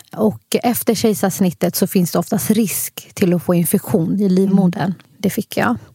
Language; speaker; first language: Swedish; early bilingual, other home language; Somali